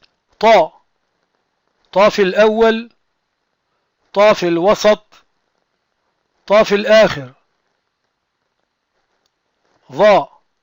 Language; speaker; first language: Arabic; non-native, fluent; French